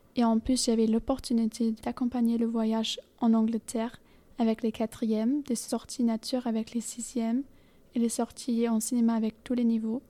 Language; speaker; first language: French; non-native, fluent; German